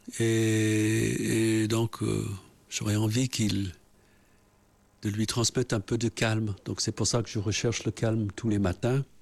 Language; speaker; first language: French; non-native, fluent; English